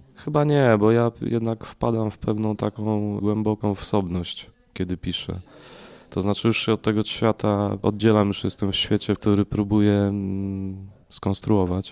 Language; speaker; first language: Polish; native; Polish